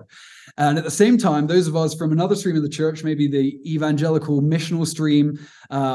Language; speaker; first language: English; native; English